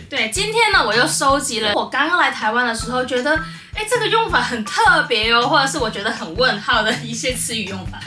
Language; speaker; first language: Chinese; non-native, local second language; Cantonese